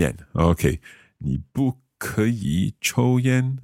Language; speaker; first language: Chinese; non-native, learner; English